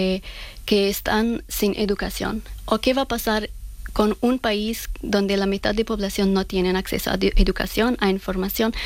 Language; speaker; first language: Spanish; non-native, fluent; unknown